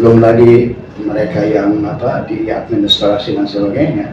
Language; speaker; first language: Indonesian; non-native, fluent; German